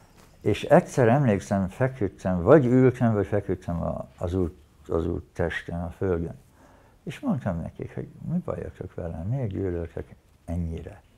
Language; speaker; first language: Hungarian; early bilingual, heritage; Hungarian